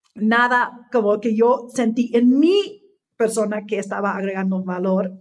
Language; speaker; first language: Spanish; non-native, fluent; English